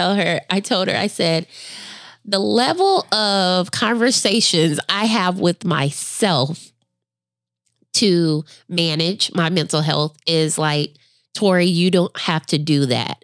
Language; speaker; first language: English; native; English